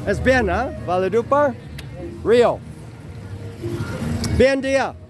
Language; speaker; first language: Spanish; non-native, learner; English